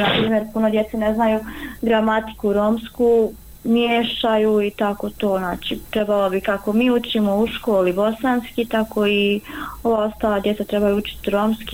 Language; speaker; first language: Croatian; non-native, local second language; Romany